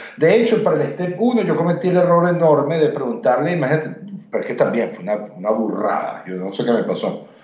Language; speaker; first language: Spanish; native; Spanish